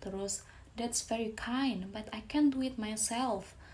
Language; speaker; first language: English; non-native, fluent; Indonesian